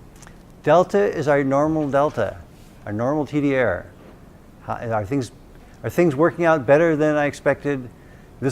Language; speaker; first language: English; native; English